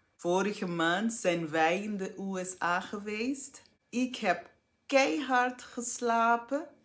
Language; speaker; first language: Dutch; non-native, fluent; Portuguese